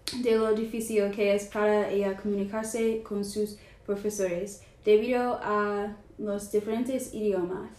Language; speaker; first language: Spanish; non-native, learner; English